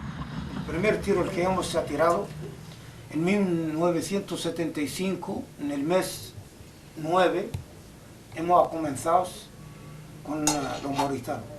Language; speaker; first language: Spanish; non-native, fluent; Arabic